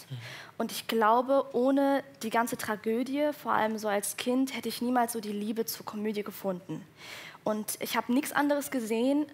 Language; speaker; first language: German; early bilingual, other home language; Persian